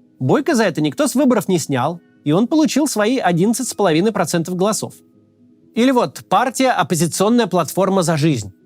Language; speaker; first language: Russian; native; Russian